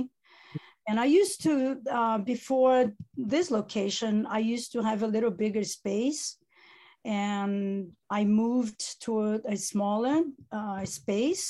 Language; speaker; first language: English; non-native, fluent; Italian